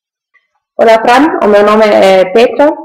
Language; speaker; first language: Galician; non-native, learner; German